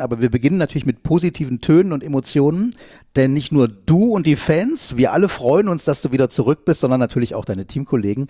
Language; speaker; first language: German; native; German